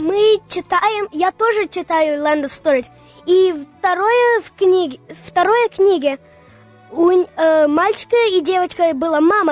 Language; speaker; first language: Russian; early bilingual, heritage; Russian